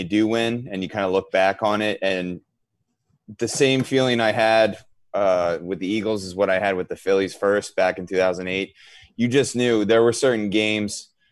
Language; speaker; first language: English; native; English